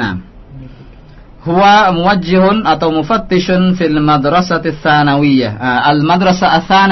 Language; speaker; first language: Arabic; non-native, fluent; Indonesian